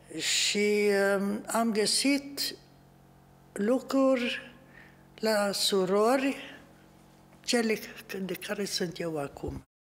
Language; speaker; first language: Romanian; non-native, local second language; German